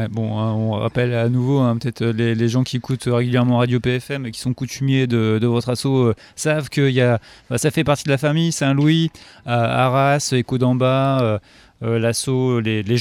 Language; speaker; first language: French; native; French